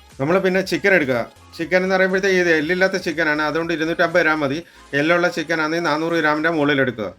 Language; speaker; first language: Malayalam; native; Malayalam